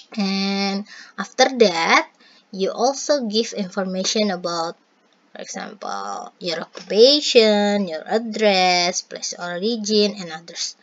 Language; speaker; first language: English; non-native, fluent; Indonesian